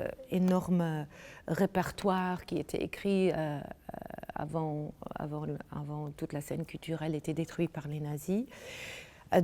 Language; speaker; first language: French; non-native, fluent; German